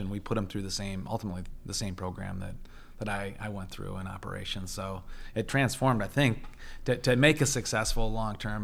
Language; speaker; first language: English; native; English